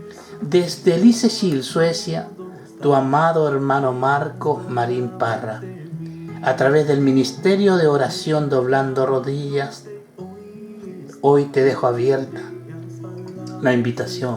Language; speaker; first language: Spanish; native; Spanish